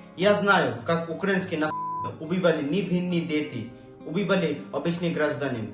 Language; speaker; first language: Russian; non-native, fluent; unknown